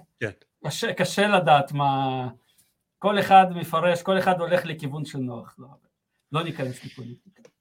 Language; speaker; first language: Hebrew; early bilingual, other home language; Russian